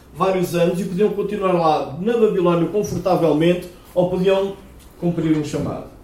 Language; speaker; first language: Portuguese; native; Portuguese